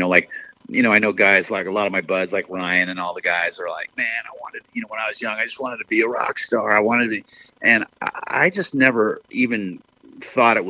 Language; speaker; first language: English; native; English